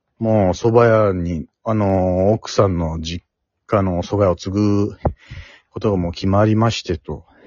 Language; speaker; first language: Japanese; native; Japanese